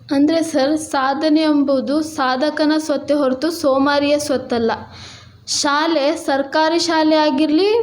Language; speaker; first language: Kannada; non-native, local second language; Lambadi